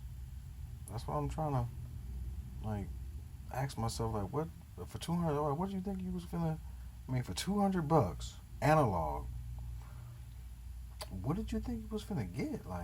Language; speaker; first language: English; native; English